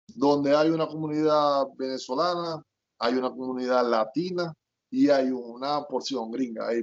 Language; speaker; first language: Spanish; native; Spanish